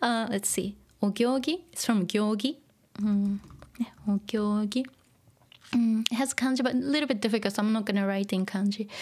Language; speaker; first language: English; non-native, fluent; Japanese